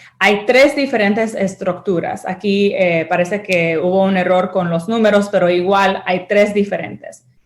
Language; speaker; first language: Spanish; early bilingual, heritage; Spanish